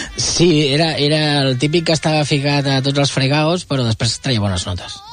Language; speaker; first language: Catalan; non-native, local second language; Spanish